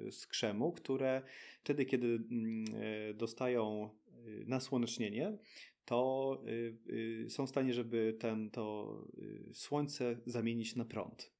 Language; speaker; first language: Polish; early bilingual, heritage; Polish